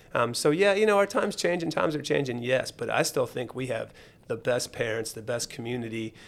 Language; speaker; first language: English; native; English